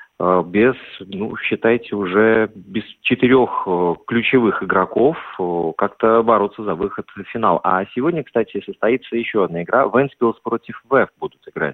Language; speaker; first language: Russian; native; Russian